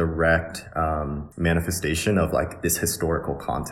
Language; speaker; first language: English; native; English